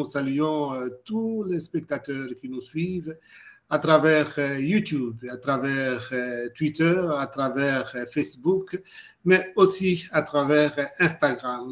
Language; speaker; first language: French; non-native, local second language; Lingala